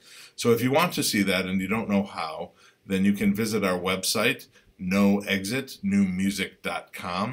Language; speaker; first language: English; native; English